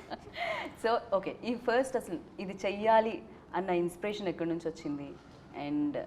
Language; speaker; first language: Telugu; native; Telugu